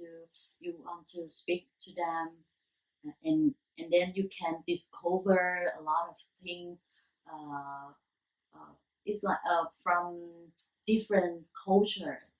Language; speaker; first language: English; non-native, learner; Vietnamese